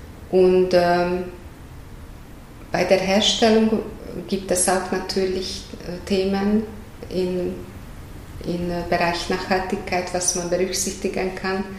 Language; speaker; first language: German; non-native, fluent; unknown